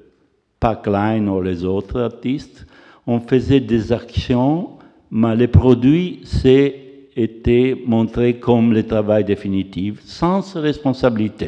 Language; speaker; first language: French; non-native, fluent; Italian